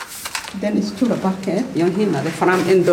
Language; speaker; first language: Swedish; non-native, learner; Somali